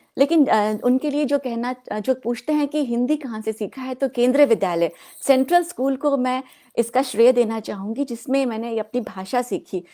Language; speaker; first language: Hindi; non-native, local second language; Odia